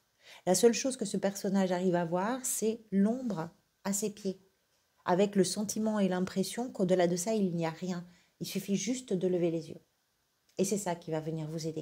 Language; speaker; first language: French; native; French